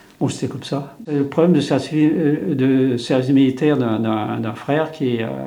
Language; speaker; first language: French; non-native, local second language; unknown